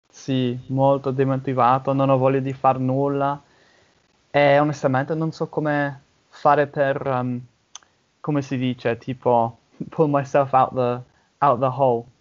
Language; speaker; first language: Italian; non-native, learner; English